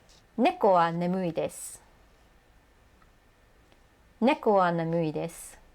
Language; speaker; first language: Japanese; non-native, fluent; English